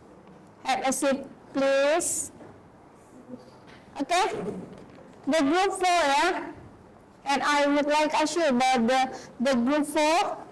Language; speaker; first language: English; non-native, learner; Indonesian